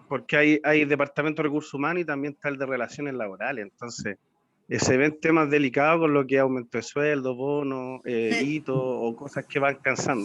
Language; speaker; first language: Spanish; native; Spanish